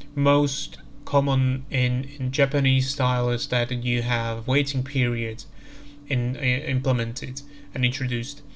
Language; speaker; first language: English; non-native, fluent; Slovak